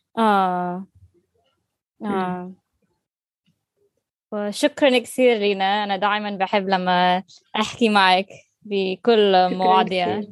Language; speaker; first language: Arabic; non-native, learner; English